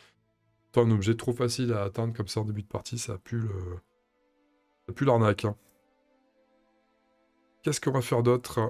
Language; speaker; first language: French; native; French